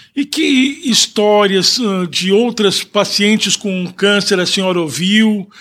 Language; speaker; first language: Portuguese; native; Portuguese